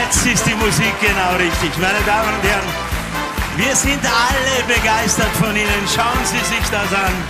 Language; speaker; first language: German; native; German